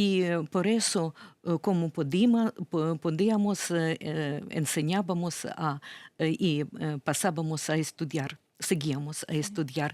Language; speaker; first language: Spanish; non-native, fluent; Ukrainian